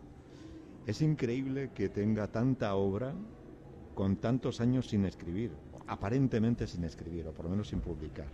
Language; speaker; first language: Spanish; native; Spanish